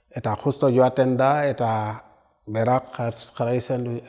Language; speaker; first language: Basque; non-native, fluent; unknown